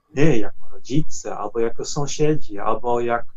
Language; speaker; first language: Polish; non-native, fluent; Dutch